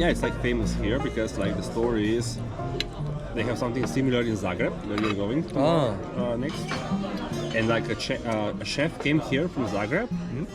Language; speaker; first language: English; non-native, fluent; Slovenian